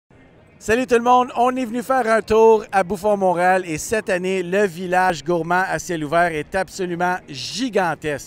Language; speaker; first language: French; native; French